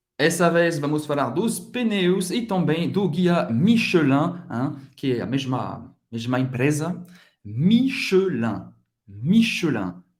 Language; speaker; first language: Portuguese; non-native, fluent; French